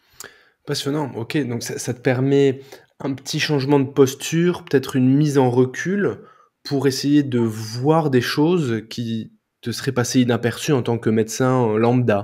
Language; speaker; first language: French; native; French